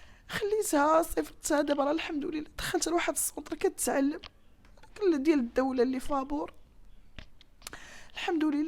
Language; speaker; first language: Arabic; native; Arabic